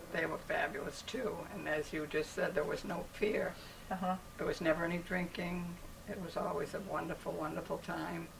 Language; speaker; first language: English; native; English